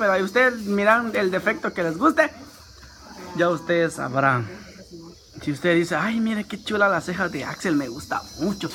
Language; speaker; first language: Spanish; native; Spanish